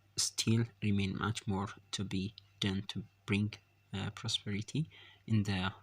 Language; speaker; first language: English; non-native, local second language; Amharic